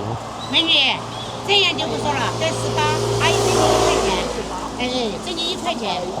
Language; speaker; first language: Chinese; native; Chinese